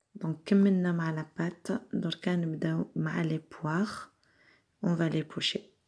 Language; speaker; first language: French; non-native, local second language; Arabic